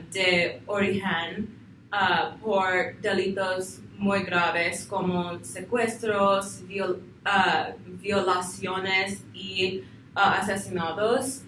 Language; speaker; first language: Spanish; non-native, learner; English